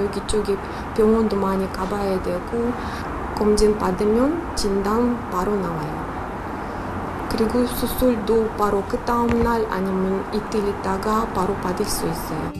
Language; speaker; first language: Korean; non-native, learner; Russian